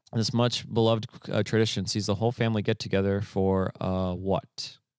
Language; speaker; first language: English; early bilingual, other home language; Spanish